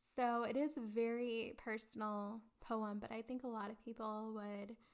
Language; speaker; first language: English; early bilingual, other home language; Spanish